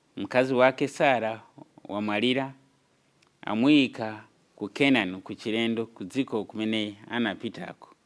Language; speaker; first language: Nyanja; non-native, fluent; Nyankole